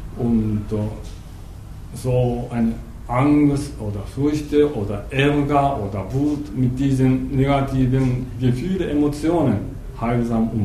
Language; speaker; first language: German; non-native, learner; Japanese